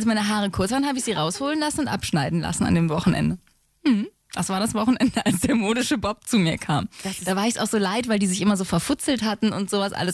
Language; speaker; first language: German; native; German